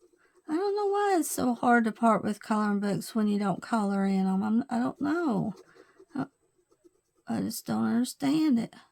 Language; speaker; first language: English; native; English